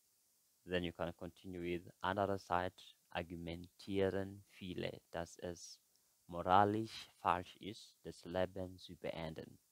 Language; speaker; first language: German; non-native, fluent; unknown